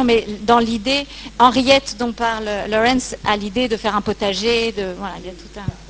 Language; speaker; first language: French; native; French